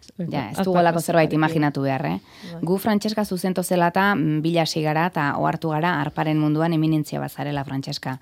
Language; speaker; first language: Basque; native; Basque